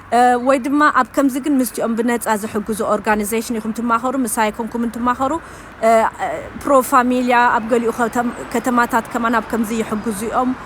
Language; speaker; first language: Tigrinya; early bilingual, heritage; German